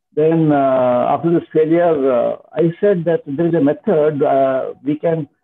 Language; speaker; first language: English; non-native, local second language; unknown